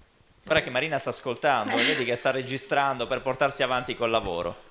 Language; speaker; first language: Italian; native; Italian